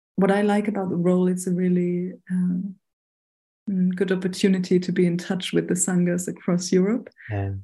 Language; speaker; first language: English; non-native, fluent; German